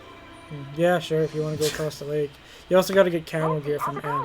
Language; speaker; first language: English; native; English